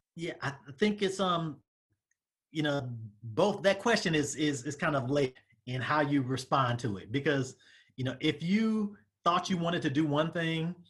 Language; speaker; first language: English; native; English